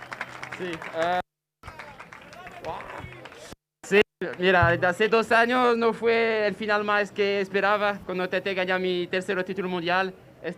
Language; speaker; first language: Spanish; non-native, fluent; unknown